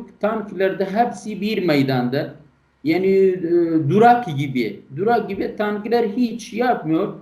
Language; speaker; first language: Turkish; non-native, learner; Kurdish